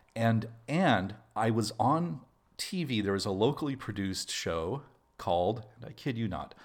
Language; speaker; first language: English; native; English